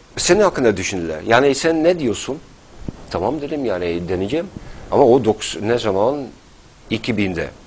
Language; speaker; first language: Turkish; non-native, fluent; Dutch